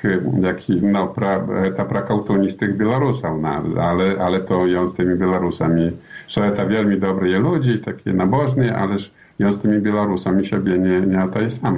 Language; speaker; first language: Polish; non-native, learner; Belarusian